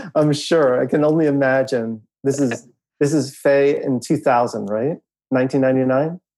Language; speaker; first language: English; native; English